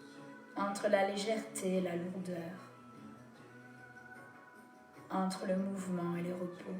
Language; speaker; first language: French; native; French